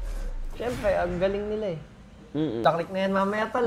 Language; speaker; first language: Filipino; native; Filipino